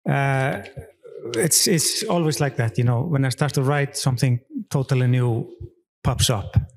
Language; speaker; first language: English; non-native, fluent; Icelandic